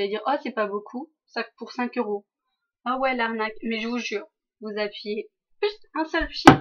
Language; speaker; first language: French; native; French